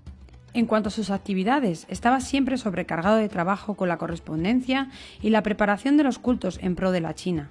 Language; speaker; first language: Spanish; native; Spanish